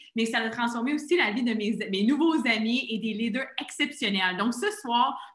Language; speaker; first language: French; native; French